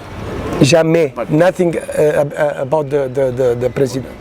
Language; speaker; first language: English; non-native, learner; Portuguese